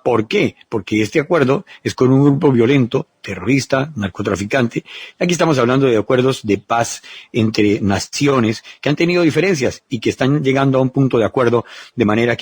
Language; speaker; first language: Spanish; native; Spanish